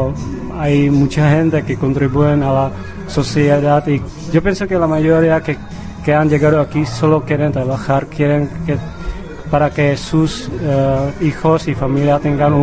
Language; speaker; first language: Spanish; non-native, fluent; Vietnamese